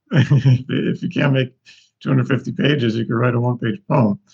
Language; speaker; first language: English; native; English